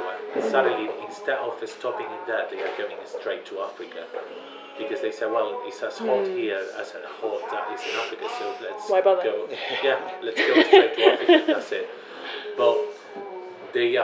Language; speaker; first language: English; non-native, fluent; Spanish